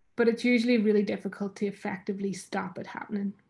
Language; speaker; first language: English; native; English